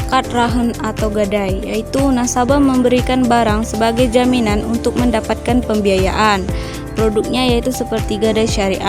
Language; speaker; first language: Indonesian; native; Indonesian